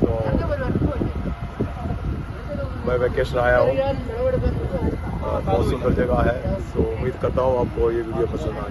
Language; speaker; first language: Hindi; non-native, local second language; Malayalam